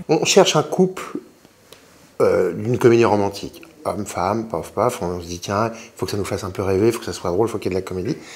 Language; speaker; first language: French; native; French